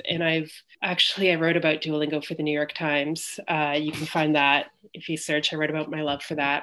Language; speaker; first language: English; native; English